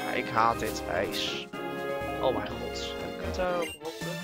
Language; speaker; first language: Dutch; native; Dutch